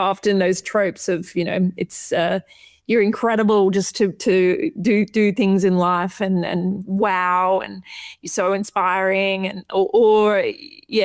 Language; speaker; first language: English; native; English